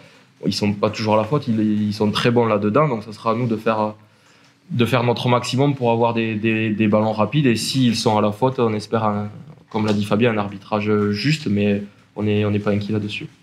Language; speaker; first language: French; native; French